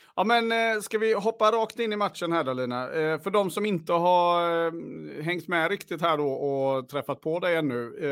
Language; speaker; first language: Swedish; native; Swedish